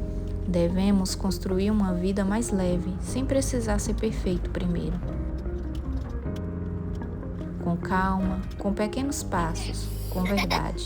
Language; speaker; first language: Portuguese; native; Portuguese